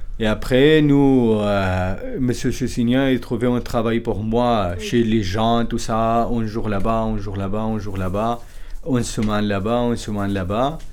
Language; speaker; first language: French; non-native, learner; Kurdish